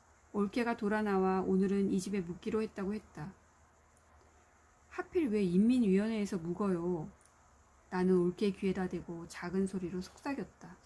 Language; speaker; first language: Korean; native; Korean